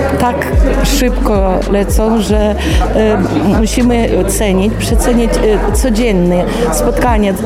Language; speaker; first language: Polish; non-native, local second language; Ukrainian